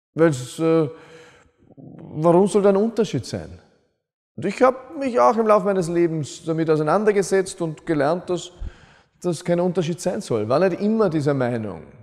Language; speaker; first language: German; native; German